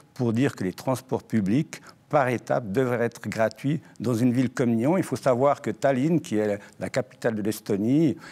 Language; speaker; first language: French; native; French